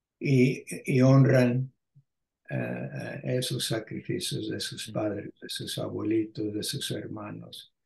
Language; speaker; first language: Spanish; early bilingual, heritage; Spanish